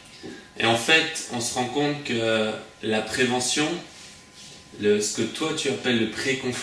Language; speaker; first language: French; native; French